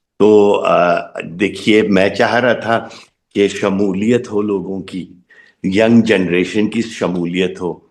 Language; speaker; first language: Urdu; native; Urdu